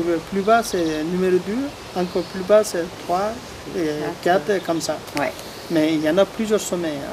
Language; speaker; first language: French; non-native, learner; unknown